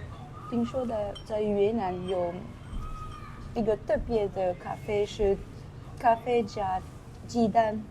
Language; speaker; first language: Chinese; non-native, learner; French